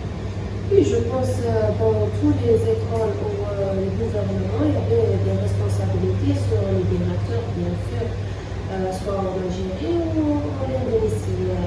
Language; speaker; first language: French; non-native, local second language; Arabic